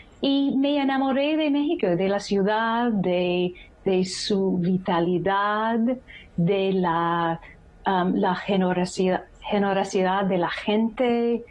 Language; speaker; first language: Spanish; non-native, fluent; English